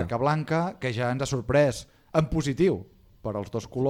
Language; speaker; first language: Catalan; native; Catalan